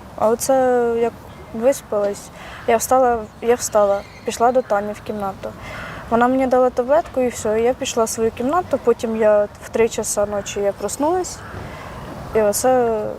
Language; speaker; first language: Ukrainian; native; Ukrainian